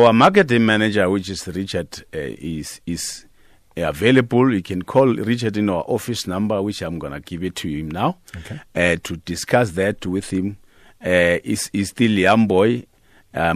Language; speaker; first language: English; non-native, local second language; Northern Sotho